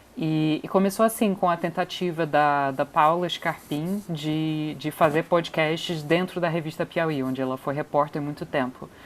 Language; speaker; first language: Portuguese; non-native, fluent; English